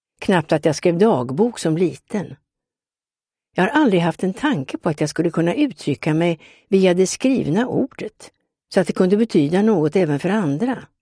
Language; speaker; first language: Swedish; native; Swedish